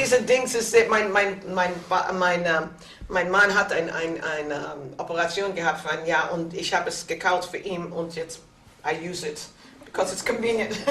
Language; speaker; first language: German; non-native, learner; English